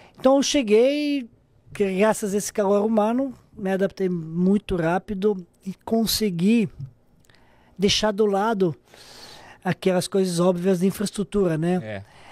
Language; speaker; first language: Portuguese; non-native, fluent; Serbian